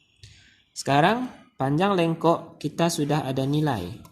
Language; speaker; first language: Malay; native; Malay